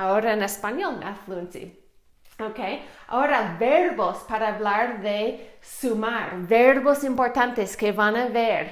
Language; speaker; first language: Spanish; non-native, fluent; English